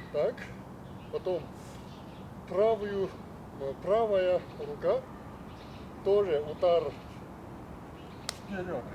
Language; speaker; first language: Russian; non-native, learner; Chinese